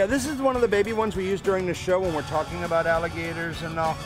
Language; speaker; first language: English; native; English